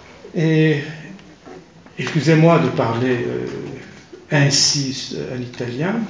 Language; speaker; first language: French; non-native, fluent; Turkish